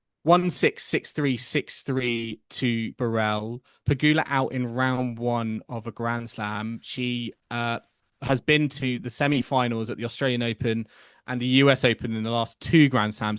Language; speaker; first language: English; native; English